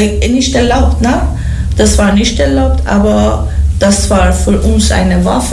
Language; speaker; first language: German; non-native, learner; Persian